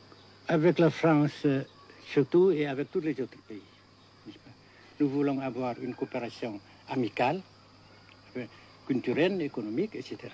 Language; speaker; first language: French; non-native, local second language; Vietnamese